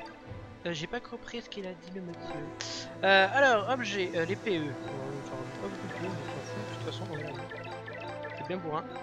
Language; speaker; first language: French; native; French